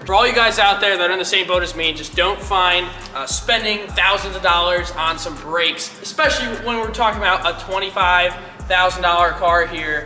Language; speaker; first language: English; native; English